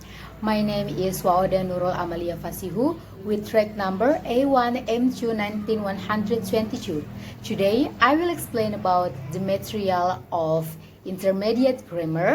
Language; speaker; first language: English; non-native, learner; Indonesian